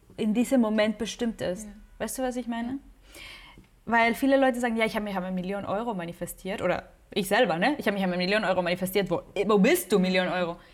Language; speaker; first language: German; non-native, fluent; Spanish